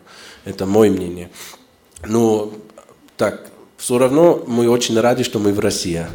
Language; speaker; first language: Russian; non-native, fluent; German